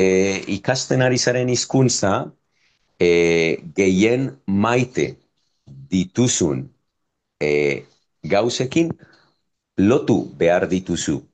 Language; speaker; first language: Basque; non-native, fluent; Spanish